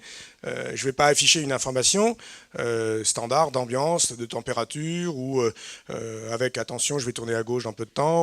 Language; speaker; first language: French; native; French